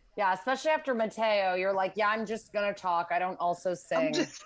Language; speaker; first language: English; native; English